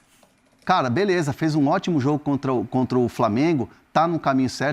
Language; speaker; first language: Portuguese; native; Portuguese